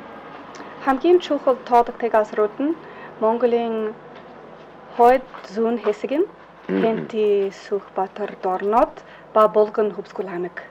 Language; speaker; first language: Mongolian; non-native, fluent; English